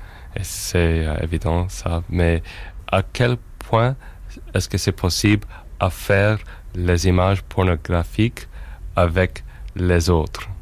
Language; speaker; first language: French; non-native, fluent; English